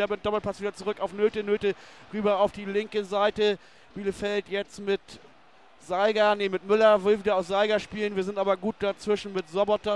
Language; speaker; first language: German; native; German